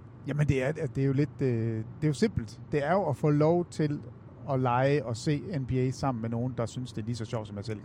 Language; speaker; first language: Danish; native; Danish